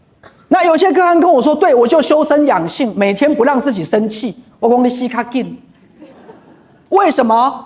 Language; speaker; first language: Chinese; native; Chinese